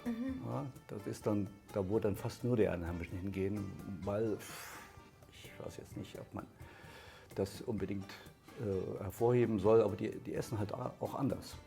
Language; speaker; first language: German; native; German